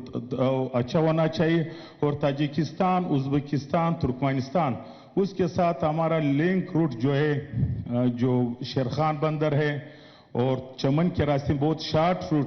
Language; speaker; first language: Hindi; non-native, local second language; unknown